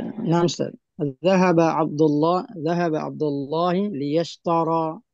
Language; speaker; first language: Arabic; non-native, learner; Indonesian